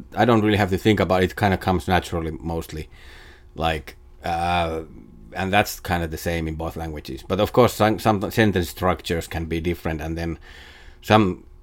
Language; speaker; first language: English; non-native, fluent; Finnish